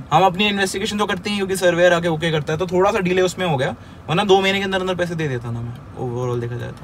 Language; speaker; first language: Hindi; native; Hindi